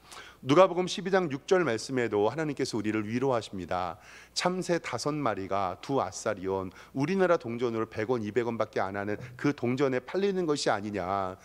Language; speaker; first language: Korean; native; Korean